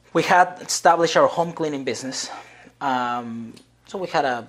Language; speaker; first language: English; non-native, fluent; Spanish